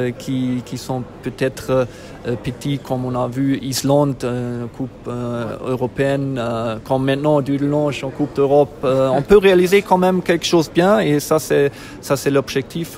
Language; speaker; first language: French; non-native, fluent; German